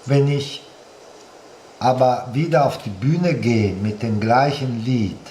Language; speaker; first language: German; non-native, fluent; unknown